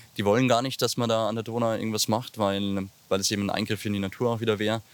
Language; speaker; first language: German; native; German